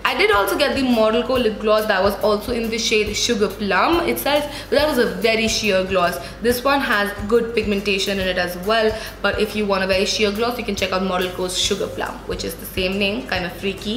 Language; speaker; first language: English; non-native, local second language; Hindi